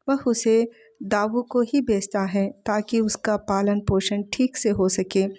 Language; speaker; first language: Hindi; non-native, local second language; Telugu